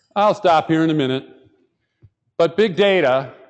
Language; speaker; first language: English; native; English